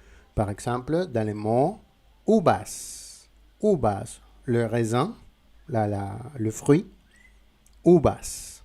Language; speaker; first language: French; non-native, fluent; Spanish